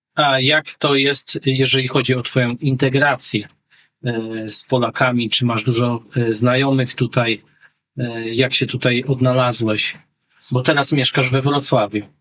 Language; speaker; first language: Polish; native; Polish